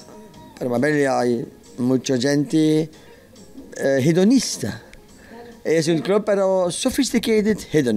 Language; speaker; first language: Spanish; non-native, learner; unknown